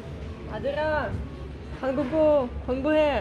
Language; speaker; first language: Korean; non-native, learner; Russian